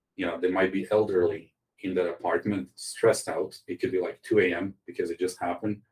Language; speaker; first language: English; non-native, fluent; Croatian